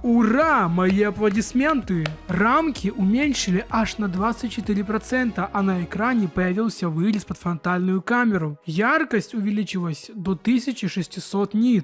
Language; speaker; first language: Russian; native; Russian